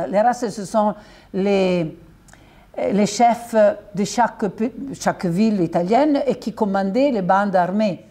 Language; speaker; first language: French; non-native, fluent; Italian